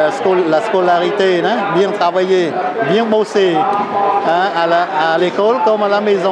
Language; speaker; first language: French; non-native, learner; Khmer